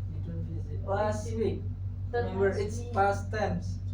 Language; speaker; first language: English; non-native, learner; Indonesian